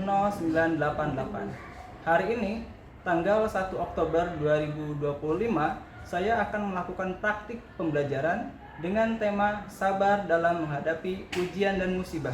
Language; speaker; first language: Indonesian; native; Indonesian